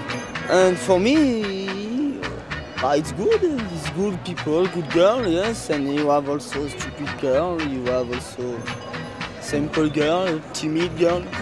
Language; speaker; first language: English; non-native, learner; French